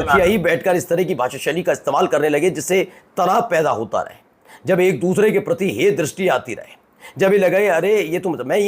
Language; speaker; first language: Hindi; native; Hindi